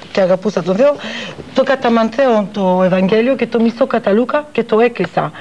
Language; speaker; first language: Greek; early bilingual, heritage; Greek